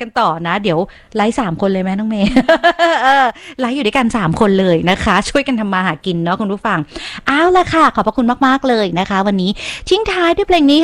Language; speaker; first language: Thai; native; Thai